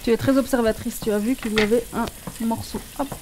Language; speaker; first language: French; native; French